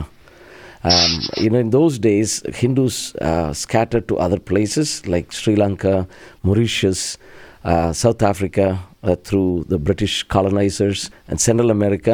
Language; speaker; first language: English; non-native, local second language; Malayalam